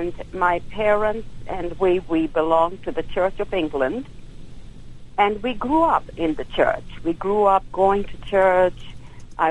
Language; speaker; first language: English; non-native, local second language; Hindi